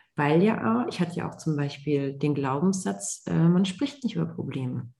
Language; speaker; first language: German; native; German